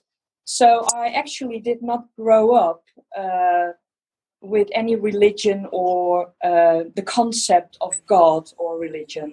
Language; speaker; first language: English; non-native, fluent; Dutch